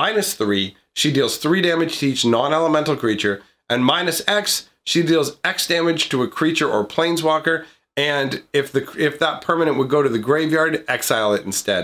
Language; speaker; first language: English; native; English